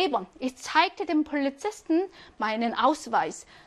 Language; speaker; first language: German; non-native, fluent; Korean